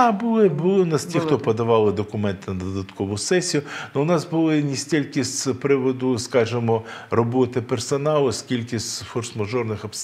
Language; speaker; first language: Ukrainian; native; Ukrainian